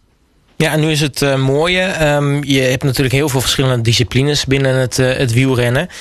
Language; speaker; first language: Dutch; native; Dutch